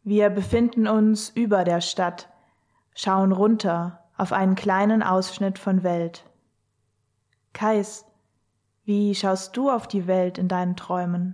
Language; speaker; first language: German; native; German